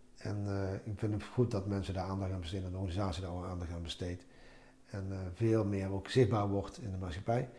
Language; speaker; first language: Dutch; early bilingual, other home language; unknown